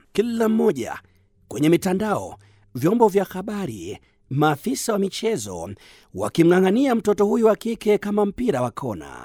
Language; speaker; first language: Swahili; native; Swahili